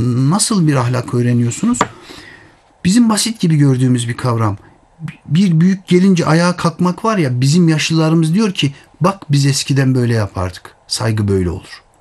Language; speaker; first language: Turkish; native; Turkish